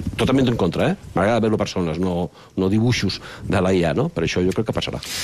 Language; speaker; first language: Catalan; non-native, local second language; Spanish